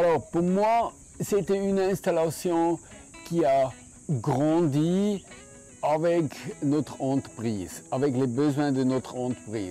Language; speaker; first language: French; non-native, fluent; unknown